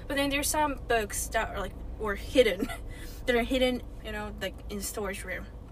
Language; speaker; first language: English; non-native, fluent; Japanese